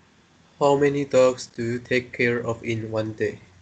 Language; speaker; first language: English; non-native, learner; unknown